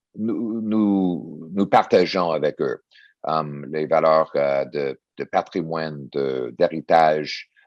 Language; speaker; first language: French; early bilingual, other home language; English